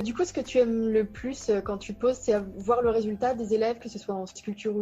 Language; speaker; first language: French; native; French